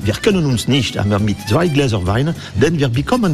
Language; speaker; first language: German; non-native, learner; French